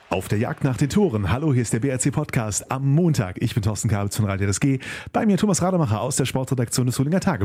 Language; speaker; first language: German; native; German